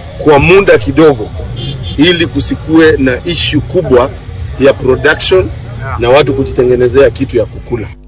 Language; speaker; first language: Swahili; non-native, local second language; Embu